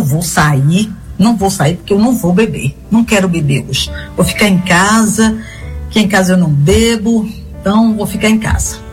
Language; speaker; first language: Portuguese; native; Portuguese